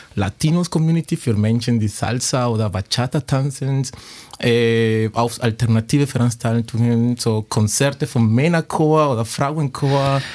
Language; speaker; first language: German; non-native, fluent; Spanish